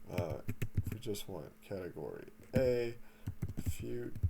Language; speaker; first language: English; native; English